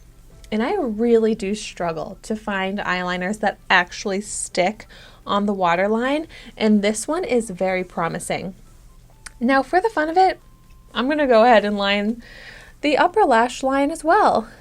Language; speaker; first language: English; native; English